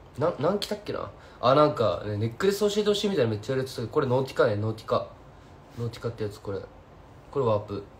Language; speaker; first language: Japanese; native; Japanese